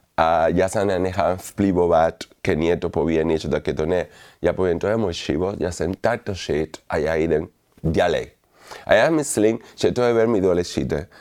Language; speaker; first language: Slovak; non-native, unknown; Spanish